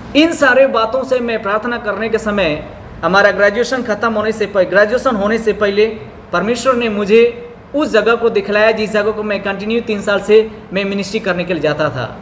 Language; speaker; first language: Hindi; non-native, local second language; Bhojpuri